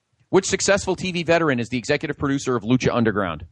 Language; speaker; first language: English; native; English